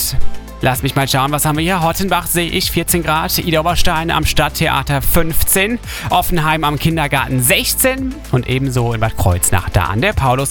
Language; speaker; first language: German; native; German